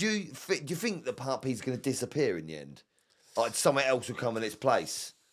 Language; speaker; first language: English; native; English